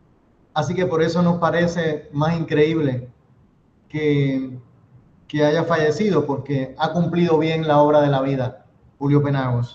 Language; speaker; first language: Spanish; native; Spanish